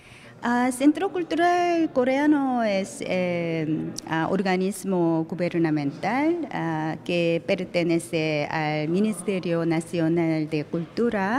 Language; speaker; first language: Spanish; non-native, learner; Korean